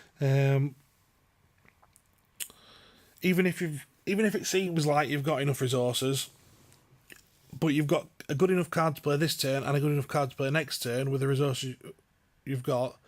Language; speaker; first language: English; native; English